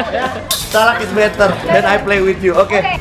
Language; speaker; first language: English; non-native, fluent; Indonesian